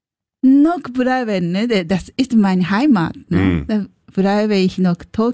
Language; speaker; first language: German; non-native, learner; Japanese